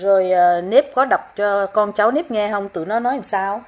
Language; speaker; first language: Vietnamese; native; Vietnamese